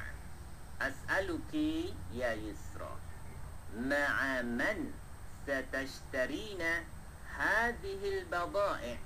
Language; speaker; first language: Arabic; non-native, fluent; Malay